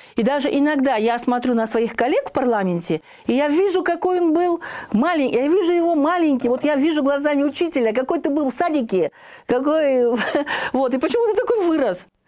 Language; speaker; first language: Russian; native; Russian